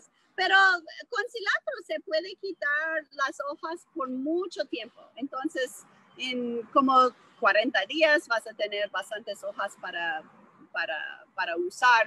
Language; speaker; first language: Spanish; non-native, fluent; English